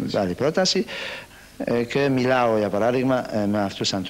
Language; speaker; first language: Greek; non-native, learner; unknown